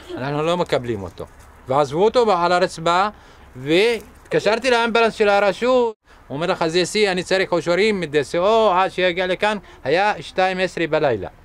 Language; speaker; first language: Hebrew; non-native, fluent; Arabic